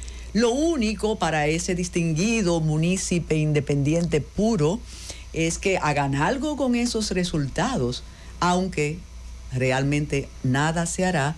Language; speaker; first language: Spanish; native; Spanish